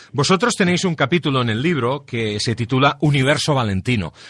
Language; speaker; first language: Spanish; non-native, local second language; Catalan